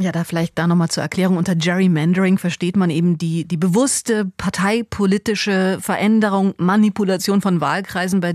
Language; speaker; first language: German; native; German